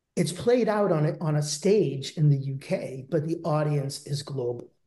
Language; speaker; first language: English; native; English